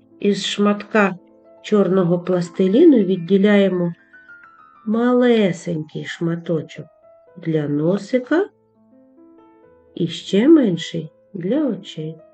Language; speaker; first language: Ukrainian; native; Ukrainian